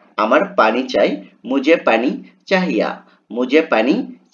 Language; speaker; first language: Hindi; non-native, learner; Bangla